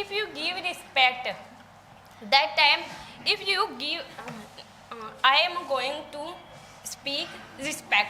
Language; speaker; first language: English; non-native, learner; Hindi